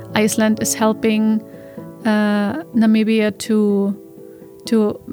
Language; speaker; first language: English; non-native, fluent; German